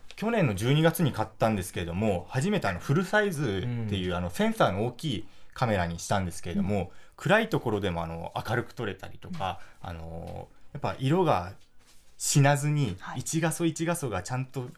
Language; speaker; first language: Japanese; native; Japanese